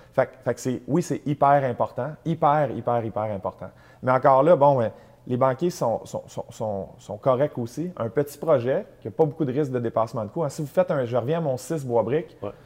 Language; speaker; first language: French; native; French